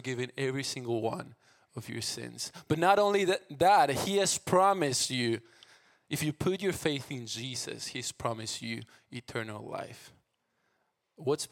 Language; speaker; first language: English; non-native, fluent; Spanish